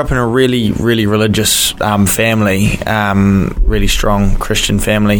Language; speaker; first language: English; native; English